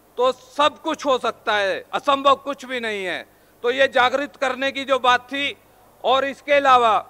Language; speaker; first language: Hindi; native; Hindi